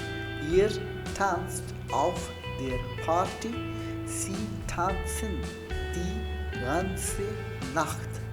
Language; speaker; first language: German; non-native, fluent; Urdu